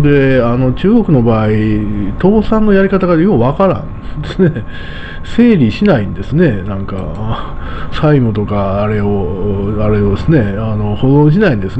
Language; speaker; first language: Japanese; native; Japanese